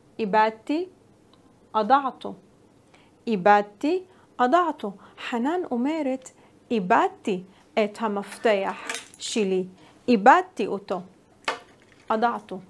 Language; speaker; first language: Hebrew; non-native, local second language; Arabic